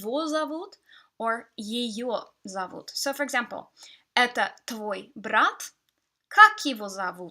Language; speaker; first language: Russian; non-native, fluent; English